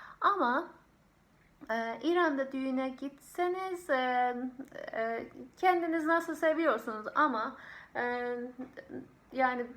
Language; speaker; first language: Turkish; non-native, fluent; Persian